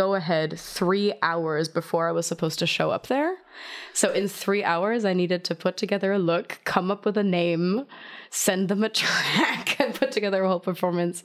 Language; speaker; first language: English; non-native, fluent; German